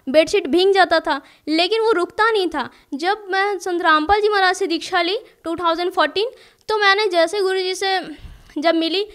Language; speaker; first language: Hindi; native; Hindi